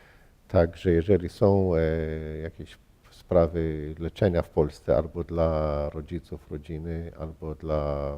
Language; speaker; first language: Polish; early bilingual, heritage; Polish